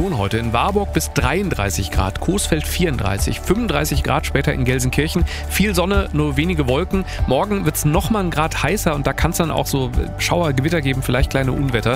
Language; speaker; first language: German; native; German